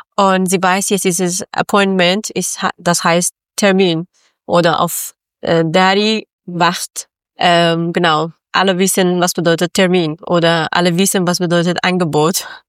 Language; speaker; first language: German; non-native, learner; Persian